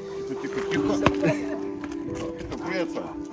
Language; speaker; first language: Ukrainian; native; Ukrainian